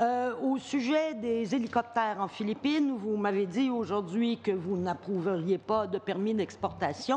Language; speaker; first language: French; native; French